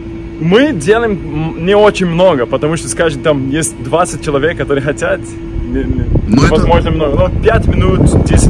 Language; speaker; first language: Russian; non-native, fluent; Portuguese